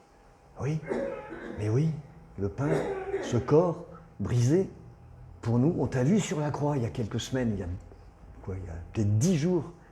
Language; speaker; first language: French; native; French